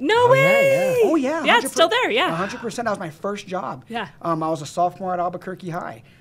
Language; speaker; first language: English; native; English